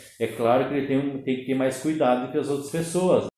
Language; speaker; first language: Portuguese; native; Portuguese